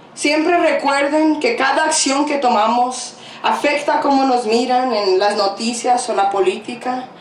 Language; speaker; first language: Spanish; early bilingual, other home language; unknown